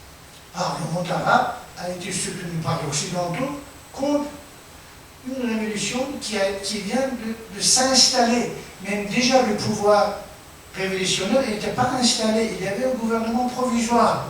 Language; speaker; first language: French; non-native, fluent; Persian